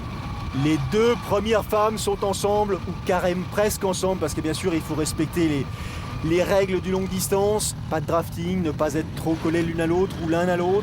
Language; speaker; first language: French; native; French